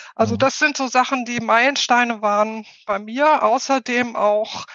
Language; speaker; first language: German; native; German